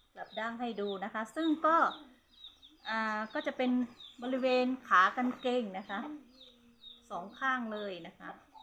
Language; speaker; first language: Thai; non-native, local second language; Hmong